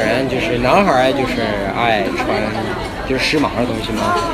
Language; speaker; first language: Chinese; early bilingual, heritage; Japanese